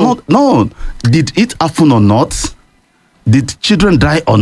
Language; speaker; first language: English; non-native, local second language; Yoruba